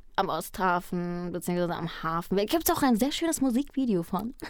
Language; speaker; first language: German; early bilingual, other home language; Spanish